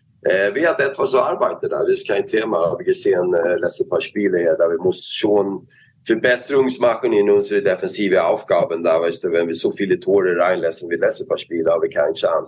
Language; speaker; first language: German; non-native, fluent; Swedish